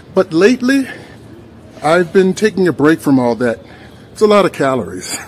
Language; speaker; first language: English; native; English